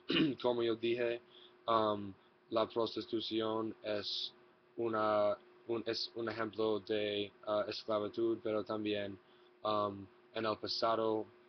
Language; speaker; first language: Spanish; non-native, learner; English